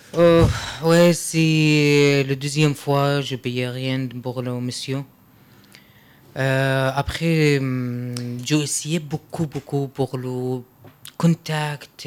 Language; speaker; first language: French; non-native, learner; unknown